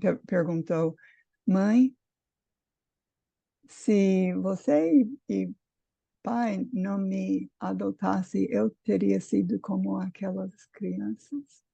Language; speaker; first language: Portuguese; non-native, fluent; English